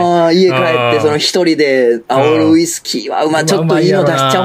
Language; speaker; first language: Japanese; native; Japanese